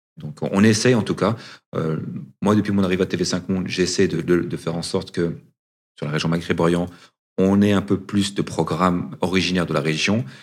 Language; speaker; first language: French; early bilingual, other home language; Arabic